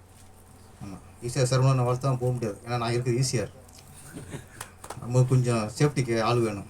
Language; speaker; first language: Tamil; native; Tamil